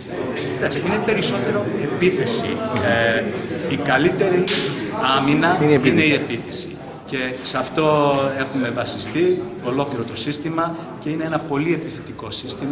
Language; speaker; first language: Greek; early bilingual, heritage; Greek